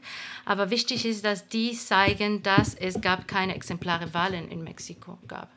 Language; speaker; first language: German; non-native, fluent; Spanish